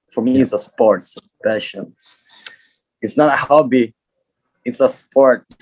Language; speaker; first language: English; non-native, learner; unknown